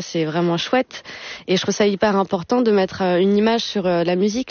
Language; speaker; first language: French; native; French